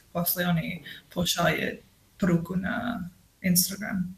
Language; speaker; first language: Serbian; non-native, learner; English